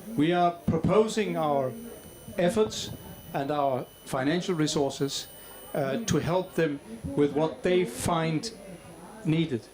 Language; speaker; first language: English; non-native, fluent; Danish